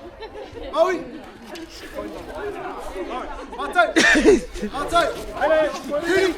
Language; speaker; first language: Māori; non-native, learner; English